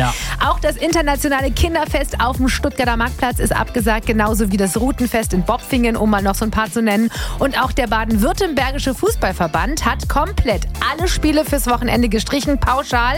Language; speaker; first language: German; native; German